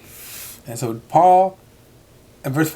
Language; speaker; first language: English; native; English